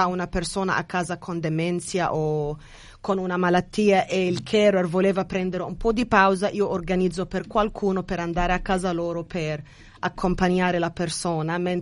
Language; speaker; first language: Italian; non-native, fluent; Arabic